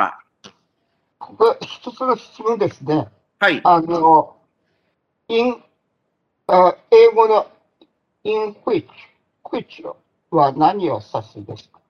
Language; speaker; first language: Japanese; non-native, fluent; Chinese